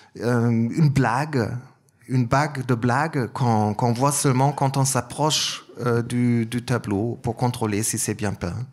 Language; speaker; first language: French; non-native, fluent; German